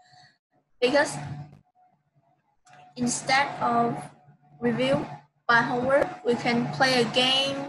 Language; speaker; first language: English; non-native, learner; Vietnamese